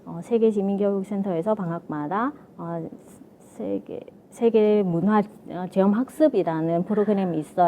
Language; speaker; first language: Korean; non-native, fluent; Vietnamese